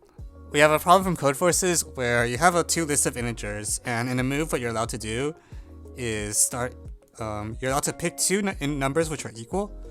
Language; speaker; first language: English; native; English